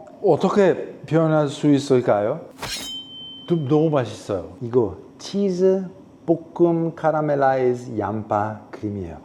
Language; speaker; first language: Korean; non-native, fluent; Italian